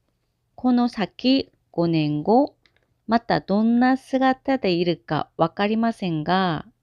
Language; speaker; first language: Japanese; non-native, fluent; Korean